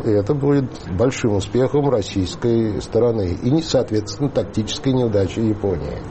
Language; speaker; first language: Russian; native; Russian